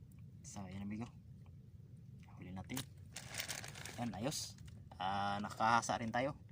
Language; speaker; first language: Filipino; native; Filipino